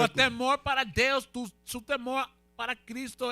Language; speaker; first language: Portuguese; non-native, learner; Spanish